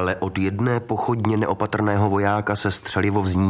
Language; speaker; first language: Czech; native; Czech